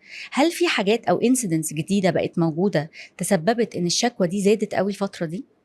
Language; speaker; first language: Arabic; native; Arabic